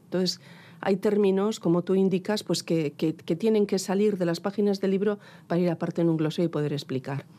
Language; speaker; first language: Spanish; non-native, local second language; Basque